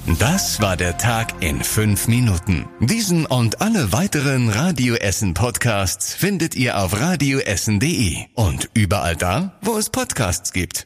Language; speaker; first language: German; native; German